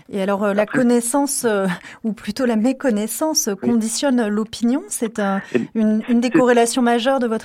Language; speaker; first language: French; native; French